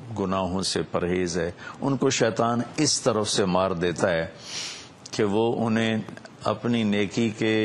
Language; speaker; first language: Urdu; non-native, local second language; Punjabi